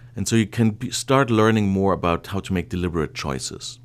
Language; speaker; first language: English; non-native, fluent; German